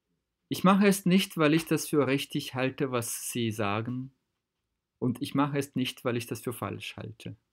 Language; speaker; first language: German; non-native, fluent; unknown